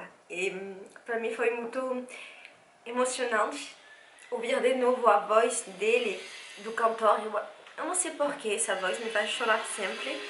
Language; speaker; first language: Portuguese; non-native, fluent; French